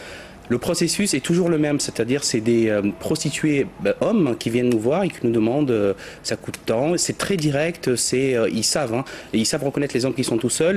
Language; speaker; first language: French; native; French